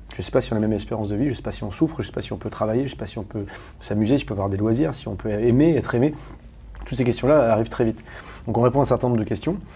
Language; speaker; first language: French; native; French